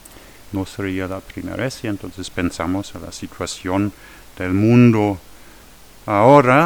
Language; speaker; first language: Spanish; non-native, learner; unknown